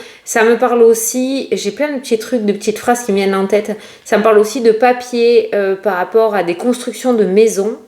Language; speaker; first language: French; native; French